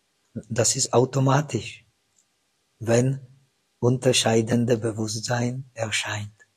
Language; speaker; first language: German; non-native, fluent; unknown